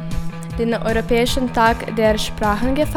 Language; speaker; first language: German; non-native, learner; Croatian